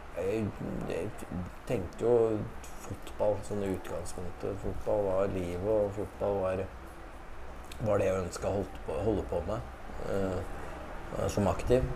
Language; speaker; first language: Norwegian; early bilingual, other home language; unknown